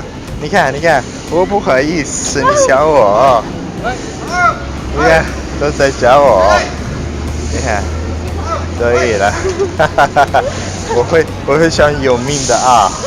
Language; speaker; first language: Chinese; non-native, learner; Italian